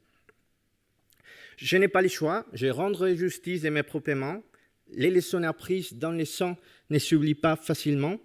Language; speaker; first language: French; non-native, fluent; Spanish